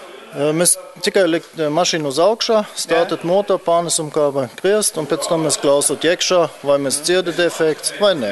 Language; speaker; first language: Latvian; non-native, learner; German